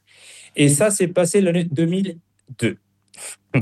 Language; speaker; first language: French; non-native, fluent; Spanish